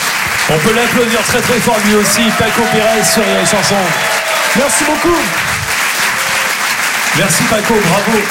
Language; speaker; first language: French; native; French